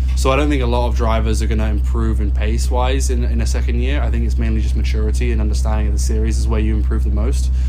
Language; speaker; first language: English; native; English